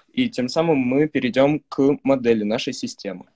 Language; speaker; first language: Russian; native; Russian